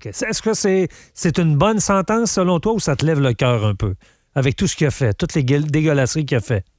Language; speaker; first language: French; native; French